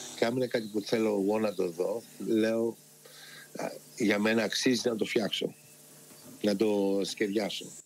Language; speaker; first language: Greek; early bilingual, heritage; Greek